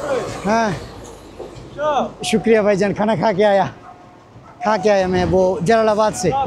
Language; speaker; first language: Hindi; non-native, fluent; Bangla